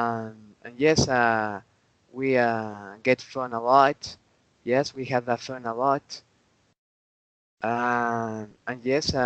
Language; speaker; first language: English; non-native, learner; Spanish